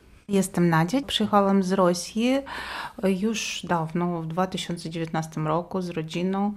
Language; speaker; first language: Polish; non-native, fluent; Russian